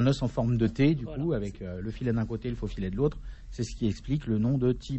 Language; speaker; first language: French; native; French